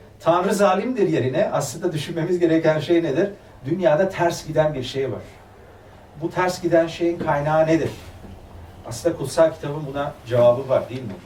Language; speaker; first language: Turkish; early bilingual, other home language; German